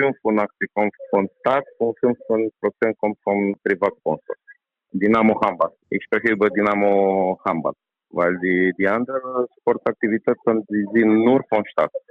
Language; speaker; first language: German; non-native, learner; Romanian